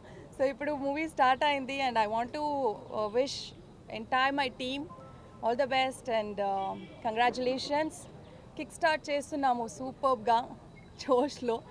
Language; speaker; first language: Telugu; non-native, fluent; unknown